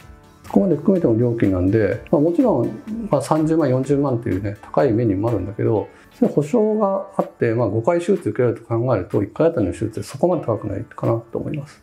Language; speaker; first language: Japanese; native; Japanese